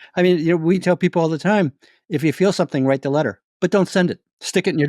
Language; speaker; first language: English; native; English